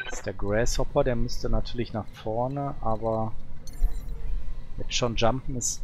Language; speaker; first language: German; native; German